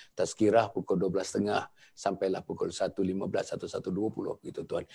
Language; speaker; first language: Malay; native; Malay